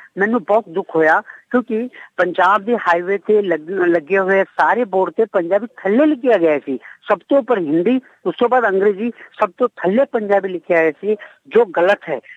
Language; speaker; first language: Punjabi; non-native, fluent; Kannada